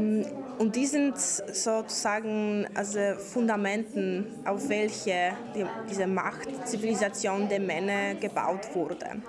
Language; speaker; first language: German; non-native, fluent; Polish